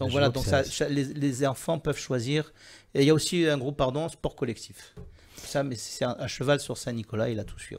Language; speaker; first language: French; native; French